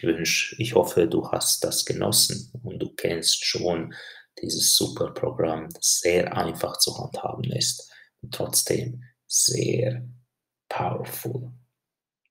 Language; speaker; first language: German; non-native, fluent; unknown